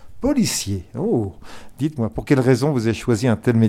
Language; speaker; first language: French; native; French